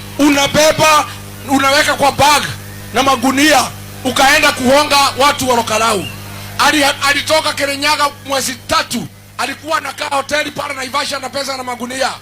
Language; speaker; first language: Swahili; non-native, local second language; Kikuyu